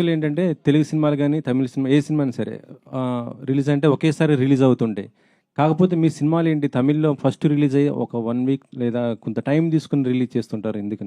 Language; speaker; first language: Telugu; native; Telugu